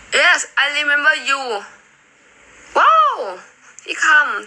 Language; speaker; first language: English; non-native, learner; Thai